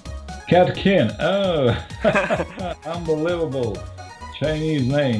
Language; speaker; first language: English; non-native, fluent; Croatian